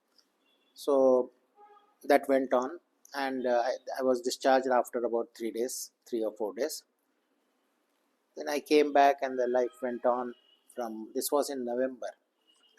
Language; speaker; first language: English; non-native, local second language; Kannada